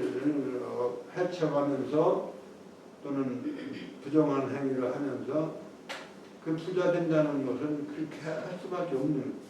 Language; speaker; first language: Korean; native; Korean